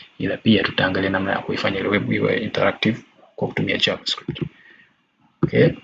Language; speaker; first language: Swahili; native; Swahili